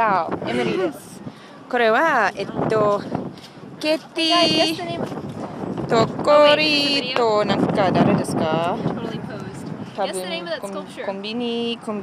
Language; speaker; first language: Japanese; non-native, learner; English